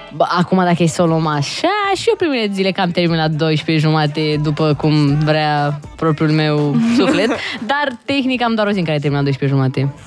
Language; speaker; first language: Romanian; native; Romanian